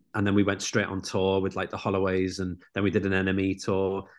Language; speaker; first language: English; native; English